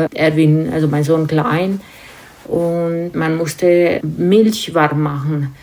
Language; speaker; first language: German; non-native, fluent; Romanian